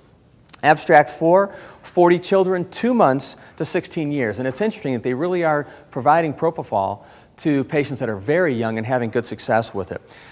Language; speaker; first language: English; native; English